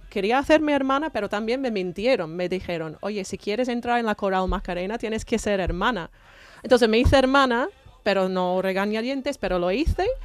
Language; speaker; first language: Spanish; non-native, fluent; English